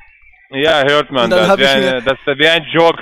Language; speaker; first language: German; non-native, learner; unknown